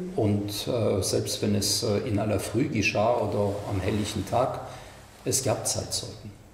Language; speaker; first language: German; non-native, fluent; French